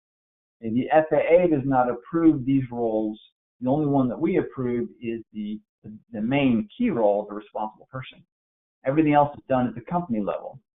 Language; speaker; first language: English; native; English